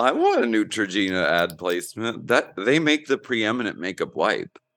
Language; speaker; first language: English; native; English